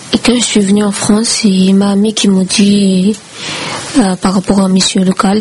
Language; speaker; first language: French; non-native, learner; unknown